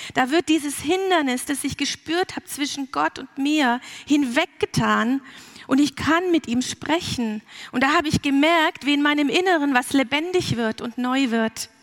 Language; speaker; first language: German; early bilingual, heritage; German